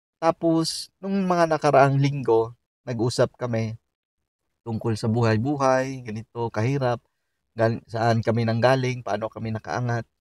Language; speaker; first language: Filipino; native; Filipino